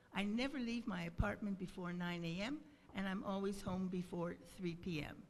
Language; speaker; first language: French; native; French